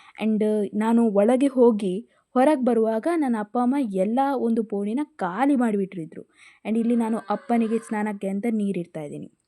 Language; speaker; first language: Kannada; non-native, local second language; Tulu